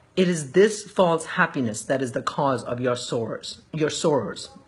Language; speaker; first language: English; early bilingual, other home language; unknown